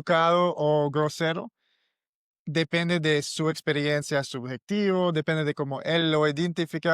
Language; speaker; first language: Spanish; non-native, learner; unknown